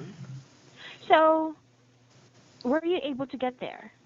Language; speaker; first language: English; non-native, fluent; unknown